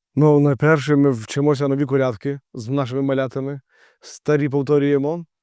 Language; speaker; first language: Ukrainian; native; Ukrainian